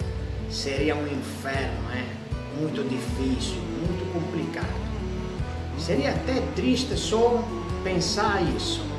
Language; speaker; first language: Portuguese; non-native, fluent; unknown